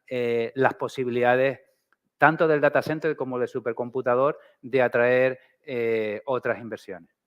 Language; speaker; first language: Spanish; native; Spanish